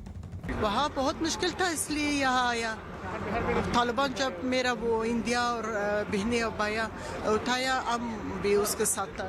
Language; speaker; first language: Hindi; non-native, learner; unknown